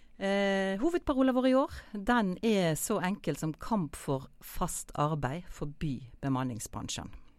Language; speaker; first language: Norwegian; native; Norwegian